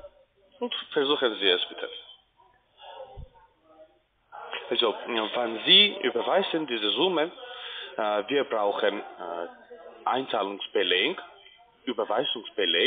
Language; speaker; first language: German; non-native, learner; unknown